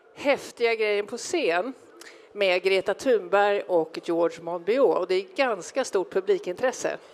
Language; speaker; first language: Swedish; native; Swedish